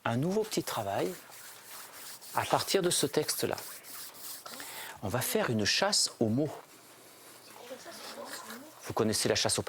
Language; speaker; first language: French; native; French